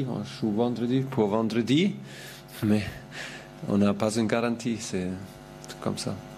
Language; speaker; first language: French; non-native, fluent; German